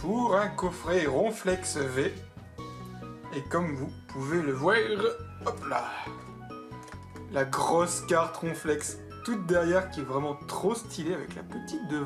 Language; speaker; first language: French; native; French